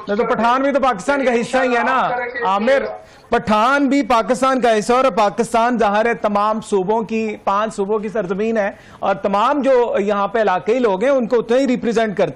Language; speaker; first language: Urdu; native; Urdu